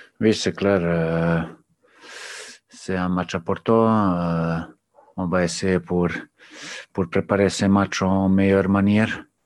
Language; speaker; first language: French; non-native, learner; Serbian